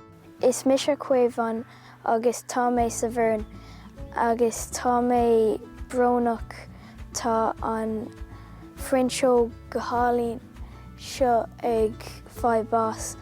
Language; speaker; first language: Irish; non-native, local second language; English